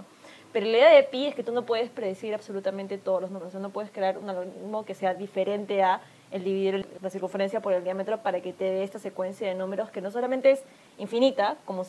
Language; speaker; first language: Spanish; native; Spanish